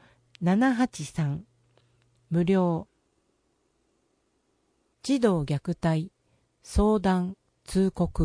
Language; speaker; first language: Japanese; native; Japanese